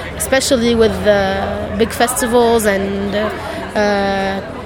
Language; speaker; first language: English; non-native, fluent; Arabic